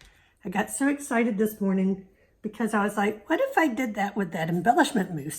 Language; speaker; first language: English; native; English